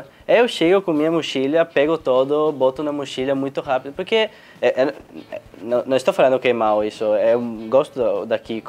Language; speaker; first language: Portuguese; non-native, fluent; Italian